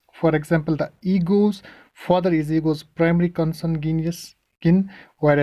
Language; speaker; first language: English; non-native, local second language; Kashmiri